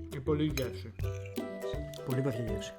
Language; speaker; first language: Greek; non-native, learner; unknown